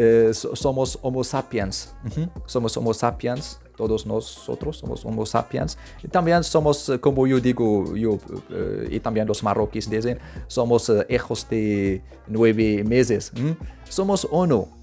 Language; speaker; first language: Spanish; non-native, fluent; Arabic